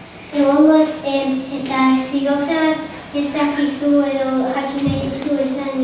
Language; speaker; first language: Basque; non-native, local second language; Spanish